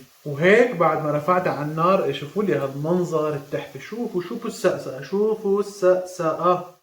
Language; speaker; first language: Arabic; native; Arabic